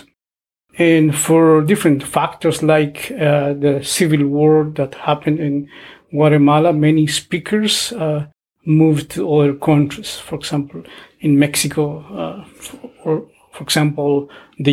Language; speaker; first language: English; non-native, fluent; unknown